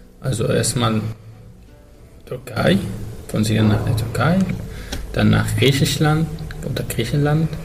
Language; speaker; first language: German; non-native, learner; Arabic